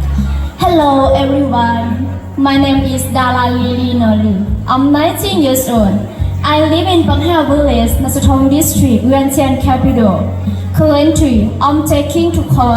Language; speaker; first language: English; non-native, learner; Lao